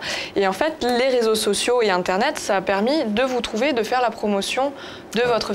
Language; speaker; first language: French; native; French